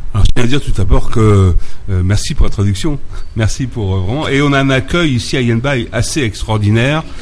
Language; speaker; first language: French; native; French